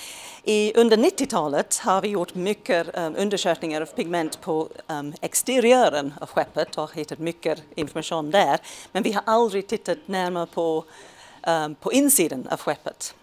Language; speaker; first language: Swedish; non-native, fluent; English